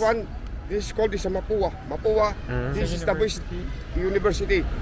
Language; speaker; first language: English; non-native, local second language; Filipino